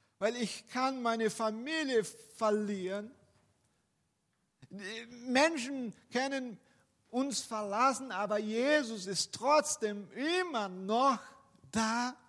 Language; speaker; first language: German; non-native, fluent; Portuguese